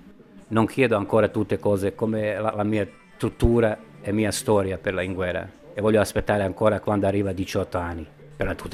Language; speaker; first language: Italian; non-native, learner; Bosnian